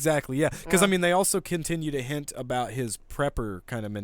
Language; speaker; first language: English; native; English